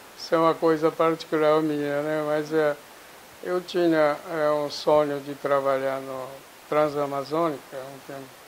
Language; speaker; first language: Portuguese; non-native, fluent; Japanese